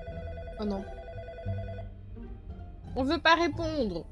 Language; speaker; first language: French; native; French